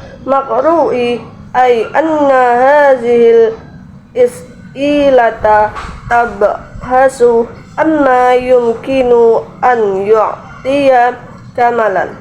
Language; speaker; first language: Arabic; non-native, learner; Indonesian